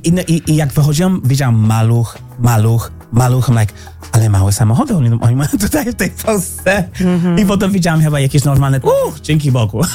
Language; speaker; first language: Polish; non-native, fluent; English